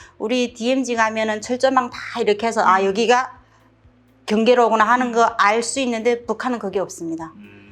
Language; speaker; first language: Korean; native; Korean